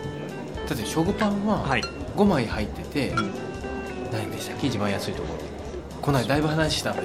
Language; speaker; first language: Japanese; native; Japanese